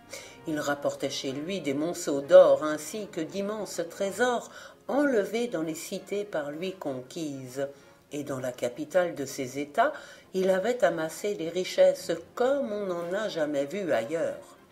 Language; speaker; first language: French; native; French